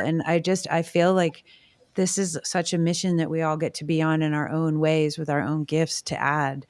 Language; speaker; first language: English; native; English